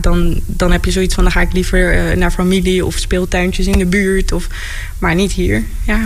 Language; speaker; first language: Dutch; native; Dutch